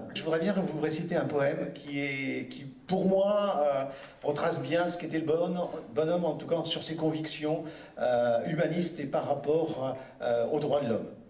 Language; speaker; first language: French; native; French